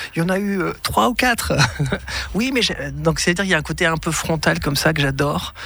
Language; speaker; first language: French; native; French